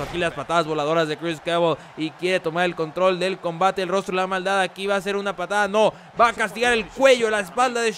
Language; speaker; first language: Spanish; native; Spanish